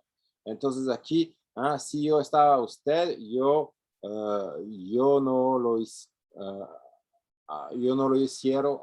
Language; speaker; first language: Spanish; non-native, fluent; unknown